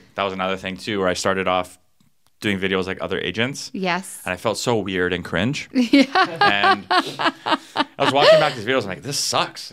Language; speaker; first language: English; native; English